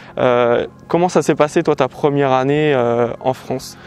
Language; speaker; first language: French; native; French